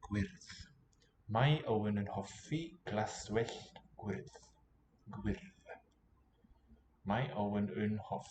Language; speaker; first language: Welsh; non-native, learner; English